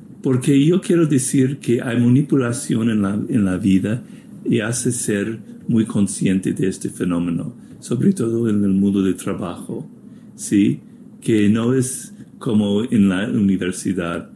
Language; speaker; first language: Spanish; non-native, fluent; English